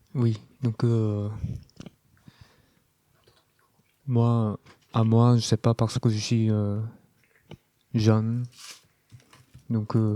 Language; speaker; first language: French; non-native, learner; Korean